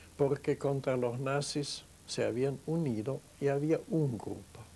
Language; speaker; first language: Spanish; non-native, fluent; German